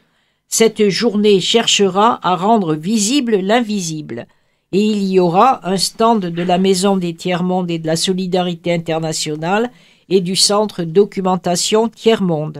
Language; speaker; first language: French; native; French